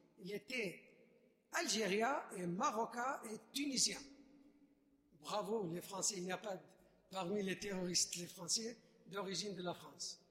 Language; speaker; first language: French; non-native, fluent; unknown